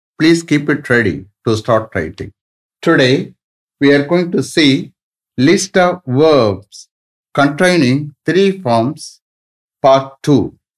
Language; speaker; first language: English; non-native, local second language; Tamil